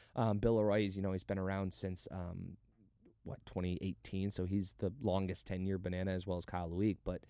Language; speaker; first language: English; native; English